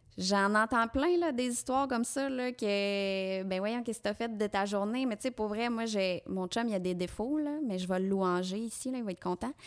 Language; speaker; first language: French; native; French